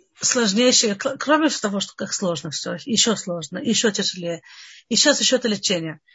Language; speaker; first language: Russian; early bilingual, heritage; Russian